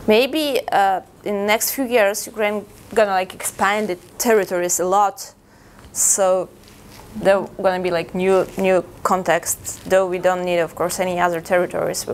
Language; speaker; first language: English; non-native, fluent; Russian